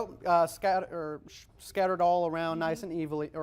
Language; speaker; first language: English; native; English